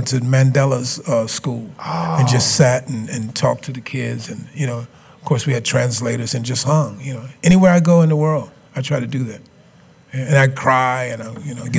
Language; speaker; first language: English; native; English